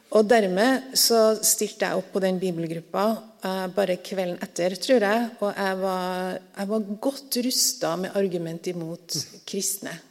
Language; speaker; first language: Norwegian; native; Norwegian